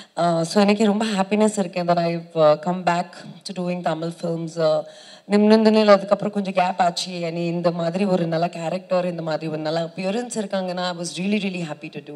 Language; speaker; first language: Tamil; non-native, learner; Kannada